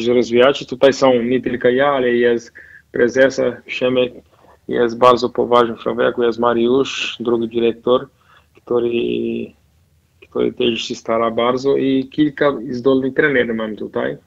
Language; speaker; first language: Polish; non-native, fluent; Portuguese